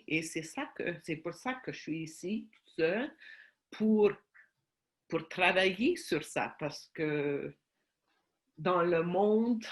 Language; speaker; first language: French; non-native, fluent; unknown